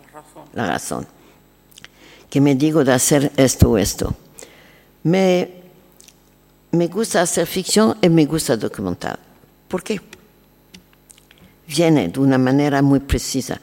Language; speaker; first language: Spanish; non-native, learner; French